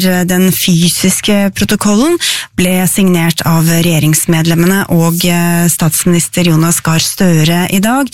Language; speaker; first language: Norwegian; native; Norwegian